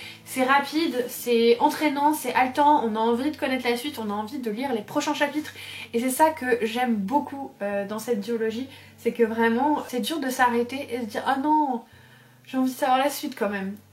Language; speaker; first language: French; native; French